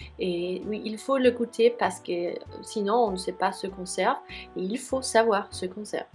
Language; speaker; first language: French; non-native, fluent; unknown